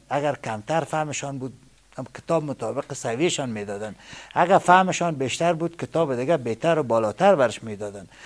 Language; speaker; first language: Persian; native; Persian